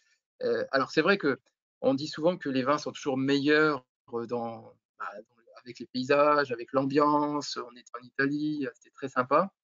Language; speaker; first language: French; native; French